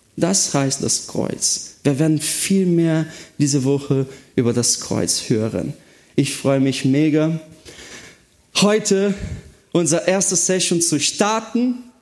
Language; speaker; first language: German; non-native, fluent; Portuguese